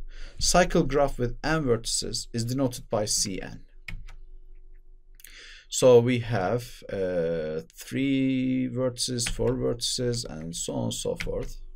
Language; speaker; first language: English; non-native, fluent; Turkish